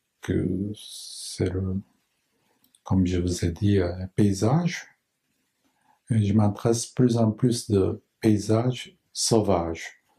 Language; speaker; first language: French; non-native, learner; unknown